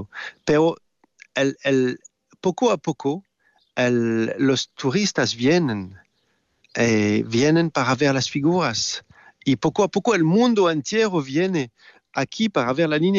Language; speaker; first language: Spanish; non-native, fluent; French